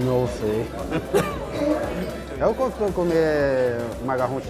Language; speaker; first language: Portuguese; non-native, learner; Chinese